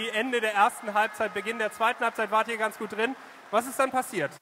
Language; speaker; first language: German; native; German